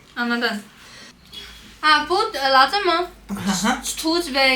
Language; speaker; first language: Turkish; non-native, learner; Chinese